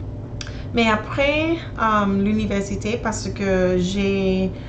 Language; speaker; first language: French; non-native, learner; English